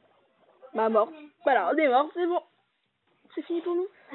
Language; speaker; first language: French; native; French